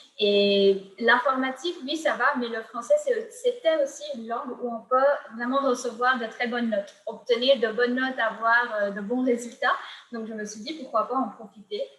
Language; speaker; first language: French; non-native, fluent; Gujarati